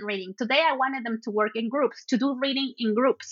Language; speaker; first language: English; early bilingual, other home language; Spanish